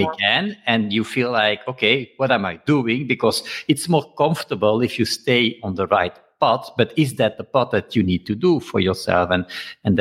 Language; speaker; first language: English; non-native, fluent; Dutch